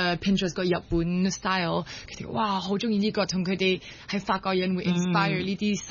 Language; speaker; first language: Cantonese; non-native, local second language; French